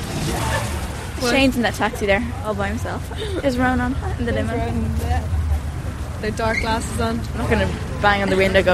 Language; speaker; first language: English; native; English